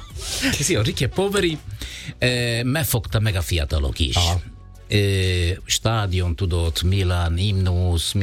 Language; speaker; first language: Hungarian; non-native, fluent; Italian